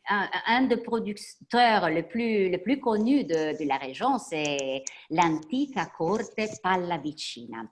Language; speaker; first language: French; non-native, fluent; Italian